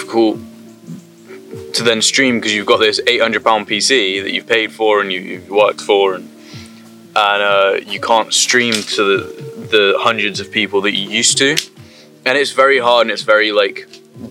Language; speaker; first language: English; native; English